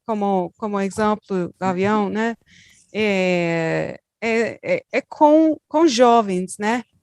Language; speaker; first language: Portuguese; non-native, learner; Turkish